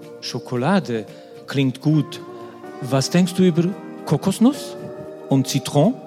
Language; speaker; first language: German; non-native, learner; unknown